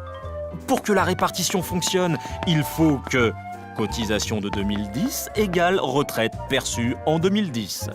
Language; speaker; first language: French; native; French